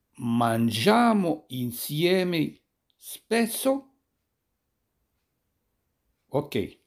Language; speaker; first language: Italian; non-native, fluent; Arabic